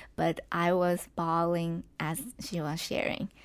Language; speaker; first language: English; non-native, fluent; Chinese